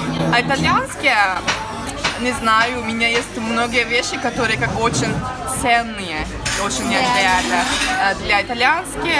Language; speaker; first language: Russian; non-native, learner; Turkish